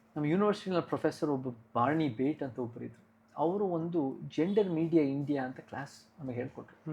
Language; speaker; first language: Kannada; early bilingual, heritage; Kannada